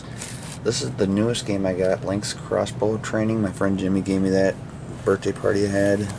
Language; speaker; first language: English; native; English